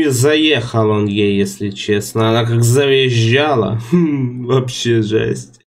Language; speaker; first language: Russian; native; Russian